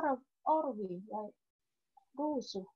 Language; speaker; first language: Finnish; non-native, learner; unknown